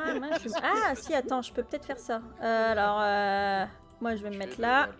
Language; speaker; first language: French; native; French